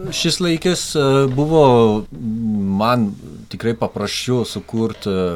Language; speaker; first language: Lithuanian; non-native, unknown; French